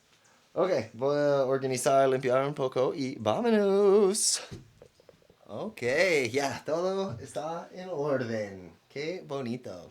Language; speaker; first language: Spanish; non-native, fluent; English